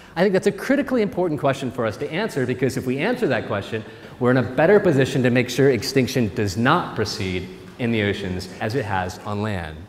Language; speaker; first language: English; native; English